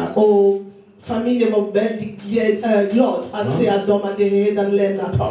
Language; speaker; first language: Swedish; non-native, learner; French